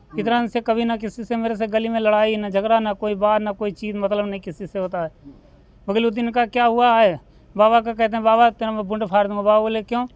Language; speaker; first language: Hindi; native; Hindi